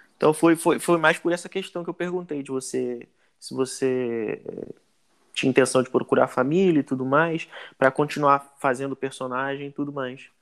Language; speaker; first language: Portuguese; native; Portuguese